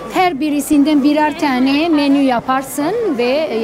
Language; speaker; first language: Turkish; non-native, fluent; Arabic